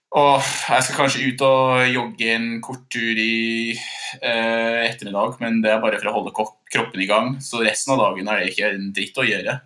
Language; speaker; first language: Norwegian; non-native, fluent; English